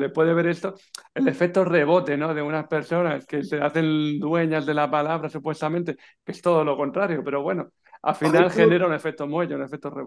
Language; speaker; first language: Spanish; native; Spanish